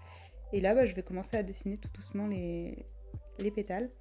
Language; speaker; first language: French; native; French